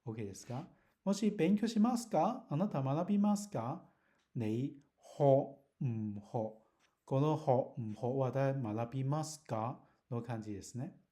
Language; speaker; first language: Japanese; non-native, learner; Cantonese